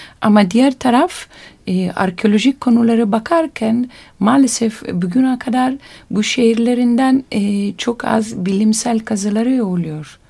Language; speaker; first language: Turkish; non-native, learner; Italian